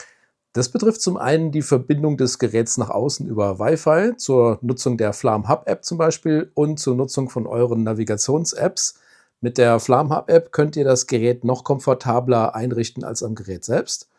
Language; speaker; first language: German; native; German